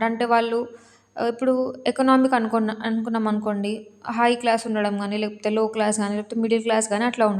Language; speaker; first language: Telugu; native; Telugu